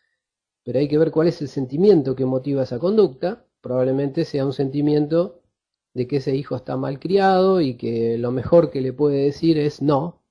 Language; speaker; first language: Spanish; native; Spanish